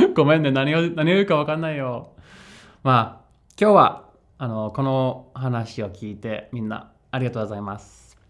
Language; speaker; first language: Japanese; non-native, learner; English